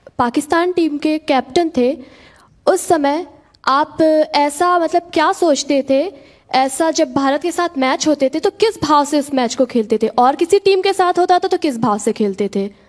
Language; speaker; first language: Urdu; native; Urdu